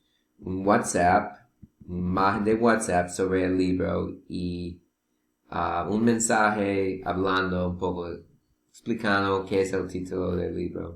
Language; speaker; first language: Spanish; non-native, learner; English